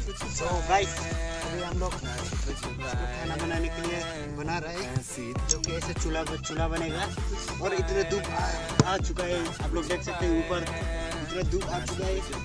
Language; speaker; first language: Hindi; non-native, local second language; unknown